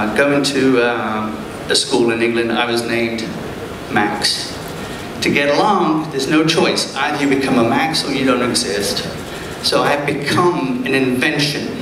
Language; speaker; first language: English; early bilingual, other home language; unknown